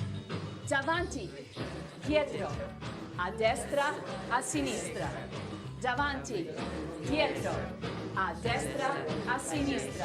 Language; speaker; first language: Italian; non-native, fluent; English